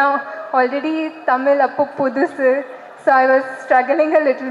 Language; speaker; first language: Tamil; non-native, learner; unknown